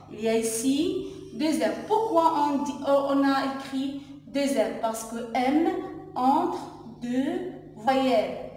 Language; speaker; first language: French; non-native, local second language; Arabic